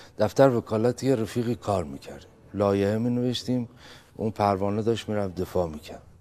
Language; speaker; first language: Persian; native; Persian